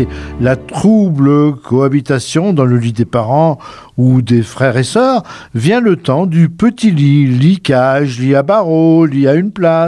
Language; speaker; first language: French; native; French